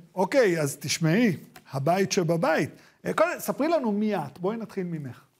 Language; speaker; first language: Hebrew; native; Hebrew